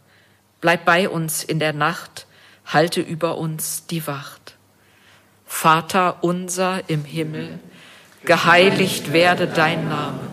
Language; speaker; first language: German; native; German